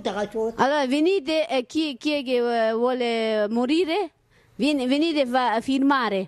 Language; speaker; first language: Italian; non-native, learner; Tibetan